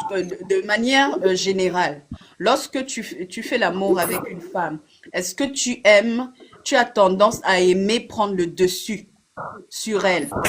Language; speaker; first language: French; native; French